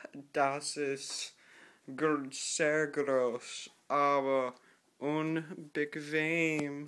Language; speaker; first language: German; non-native, learner; English